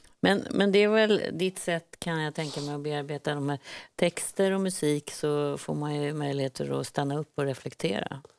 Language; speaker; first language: Swedish; native; Swedish